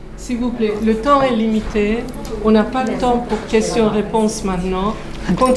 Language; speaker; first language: French; non-native, fluent; Persian